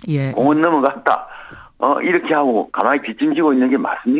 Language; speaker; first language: Korean; native; Korean